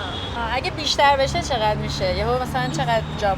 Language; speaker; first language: Persian; native; Persian